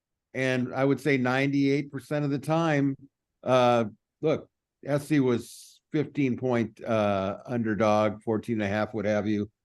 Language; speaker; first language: English; native; English